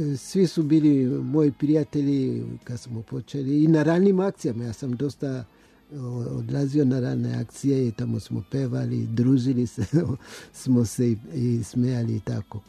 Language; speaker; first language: Serbian; early bilingual, other home language; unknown